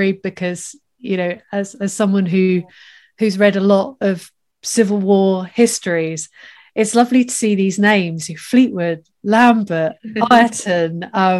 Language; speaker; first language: English; native; English